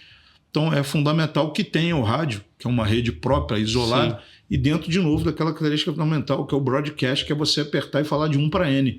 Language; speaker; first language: Portuguese; native; Portuguese